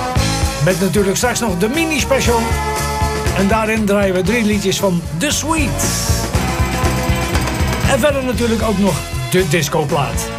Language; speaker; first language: Dutch; native; Dutch